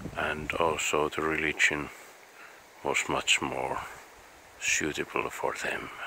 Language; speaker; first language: English; non-native, fluent; Finnish